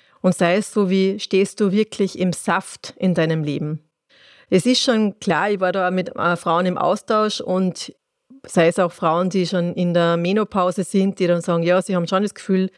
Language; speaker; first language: German; native; German